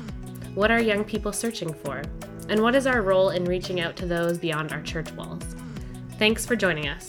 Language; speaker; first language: English; native; English